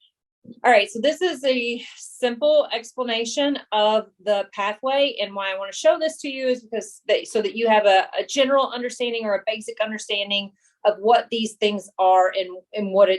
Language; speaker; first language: English; native; English